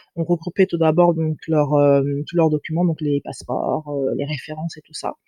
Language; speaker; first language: French; native; French